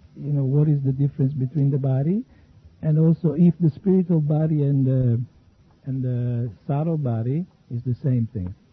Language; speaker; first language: English; non-native, fluent; Italian